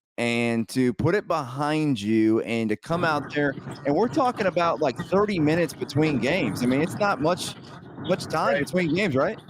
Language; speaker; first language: English; native; English